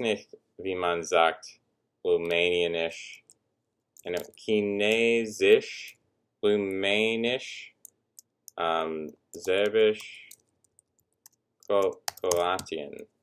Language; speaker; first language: German; non-native, learner; English